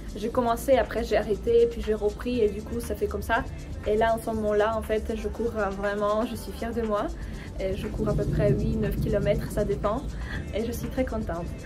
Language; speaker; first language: French; non-native, fluent; Russian